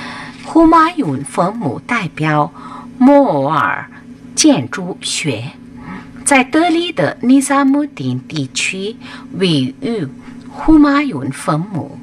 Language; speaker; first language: Chinese; non-native, fluent; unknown